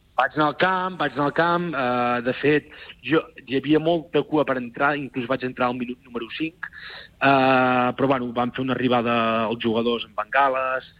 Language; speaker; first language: Catalan; native; Catalan